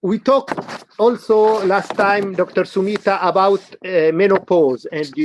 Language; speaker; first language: English; non-native, learner; Arabic